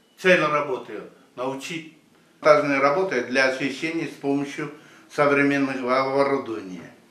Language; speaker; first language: Russian; non-native, local second language; Kazakh